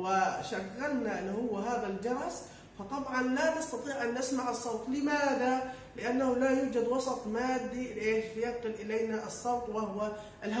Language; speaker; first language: Arabic; native; Arabic